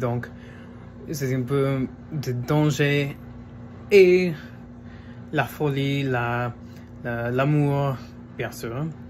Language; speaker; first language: French; non-native, fluent; English